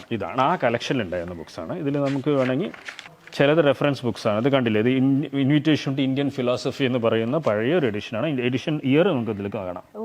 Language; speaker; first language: Malayalam; non-native, local second language; Kannada